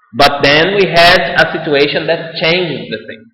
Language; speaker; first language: English; non-native, fluent; Portuguese